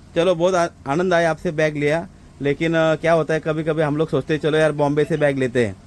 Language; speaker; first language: Hindi; non-native, local second language; Marathi